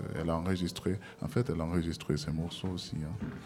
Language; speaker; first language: French; non-native, learner; Portuguese